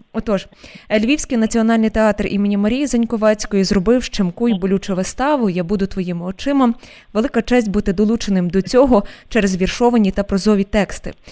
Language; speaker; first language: Ukrainian; native; Ukrainian